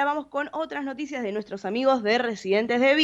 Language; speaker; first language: Spanish; native; Spanish